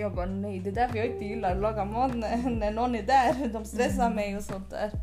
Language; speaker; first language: Swedish; early bilingual, other home language; Spanish